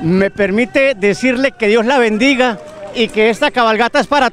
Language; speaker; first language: Spanish; native; Spanish